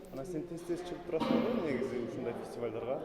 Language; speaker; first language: Kyrgyz; native; Kyrgyz